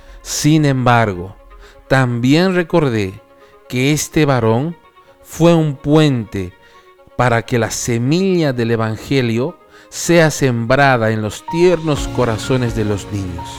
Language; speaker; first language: Spanish; native; Spanish